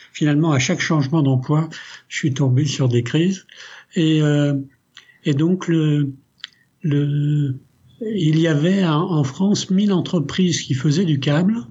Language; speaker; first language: French; early bilingual, other home language; Italian